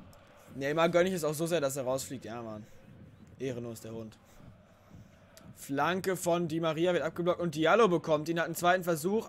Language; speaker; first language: German; native; German